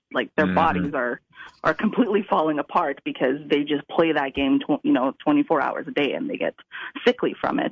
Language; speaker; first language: English; non-native, fluent; Italian